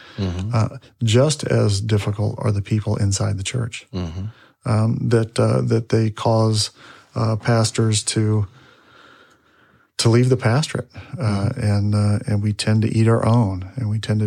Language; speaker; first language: English; native; English